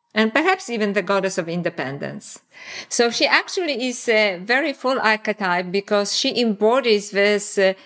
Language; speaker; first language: English; non-native, fluent; Polish